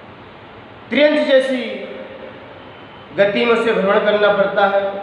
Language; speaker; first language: Hindi; native; Hindi